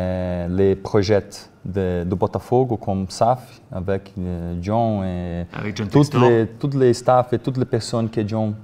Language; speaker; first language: French; non-native, learner; Portuguese